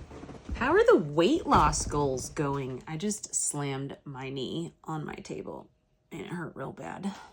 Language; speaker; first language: English; native; English